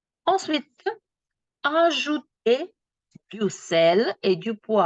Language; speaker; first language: French; non-native, fluent; Ukrainian